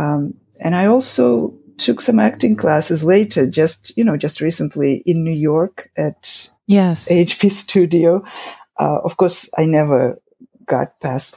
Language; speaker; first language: English; non-native, fluent; Russian